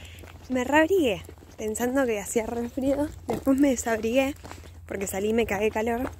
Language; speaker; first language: Spanish; native; Spanish